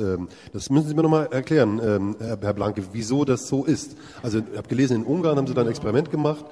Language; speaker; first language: German; native; German